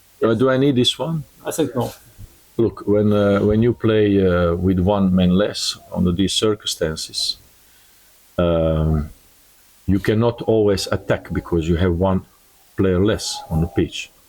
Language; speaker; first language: English; non-native, learner; Croatian